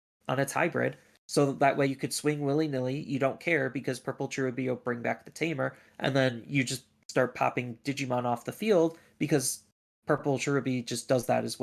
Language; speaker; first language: English; native; English